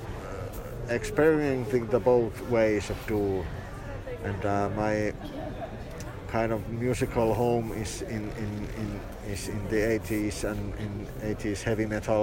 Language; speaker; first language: English; non-native, fluent; Finnish